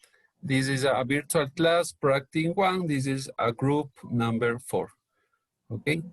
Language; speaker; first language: English; non-native, learner; Spanish